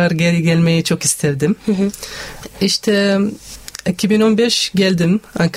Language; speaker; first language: Turkish; non-native, learner; Arabic